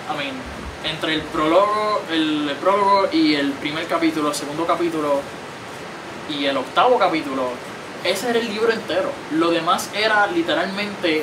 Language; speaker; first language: Spanish; early bilingual, heritage; Spanish